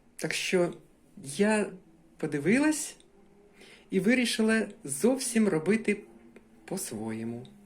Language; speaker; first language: Ukrainian; non-native, local second language; Russian